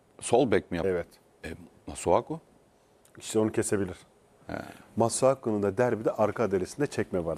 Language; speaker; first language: Turkish; native; Turkish